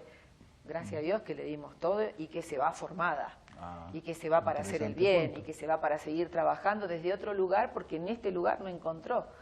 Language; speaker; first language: Spanish; native; Spanish